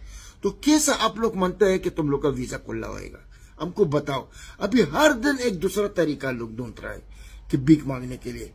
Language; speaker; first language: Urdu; non-native, learner; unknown